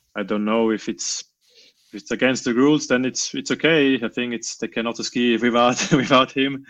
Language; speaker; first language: English; non-native, learner; Romansh